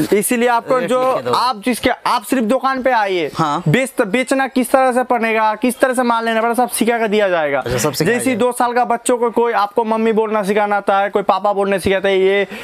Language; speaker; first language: Hindi; non-native, local second language; Bangla